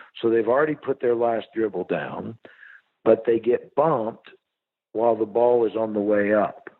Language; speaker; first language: English; native; English